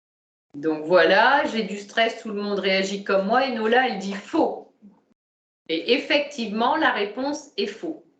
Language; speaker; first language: French; native; French